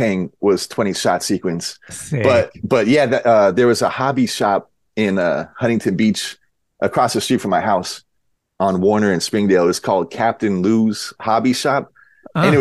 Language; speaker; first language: English; native; English